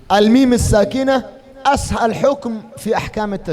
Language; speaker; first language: Arabic; native; Arabic